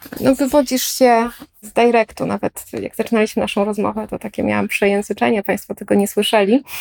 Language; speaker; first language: Polish; native; Polish